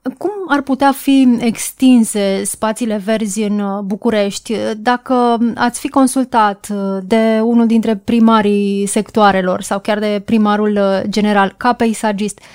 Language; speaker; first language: Romanian; native; Romanian